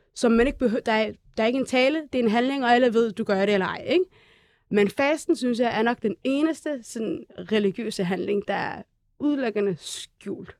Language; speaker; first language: Danish; early bilingual, other home language; Somali